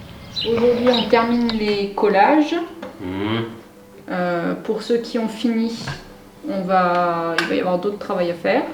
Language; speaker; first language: French; native; French